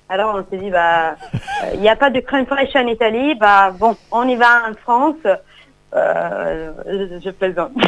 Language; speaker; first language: French; non-native, fluent; Italian